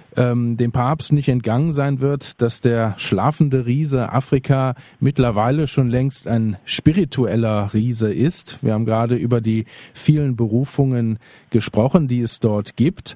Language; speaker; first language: German; native; German